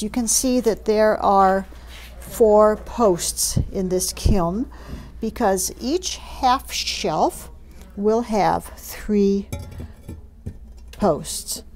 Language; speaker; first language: English; native; English